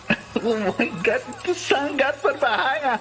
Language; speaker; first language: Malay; non-native, learner; Portuguese